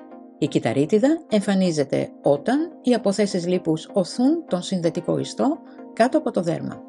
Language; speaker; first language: Greek; native; Greek